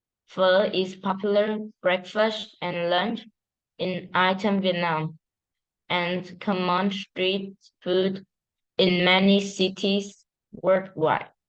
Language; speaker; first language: English; non-native, learner; Vietnamese